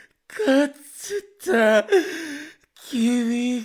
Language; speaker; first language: Japanese; non-native, learner; Spanish